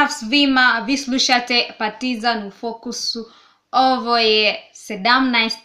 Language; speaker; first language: Serbian; non-native, learner; Swahili